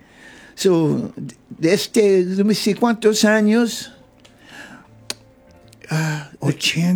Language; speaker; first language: Spanish; non-native, learner; English